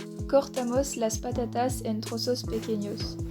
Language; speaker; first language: Spanish; non-native, learner; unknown